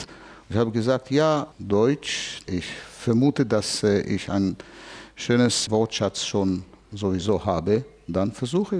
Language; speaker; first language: German; non-native, fluent; Hebrew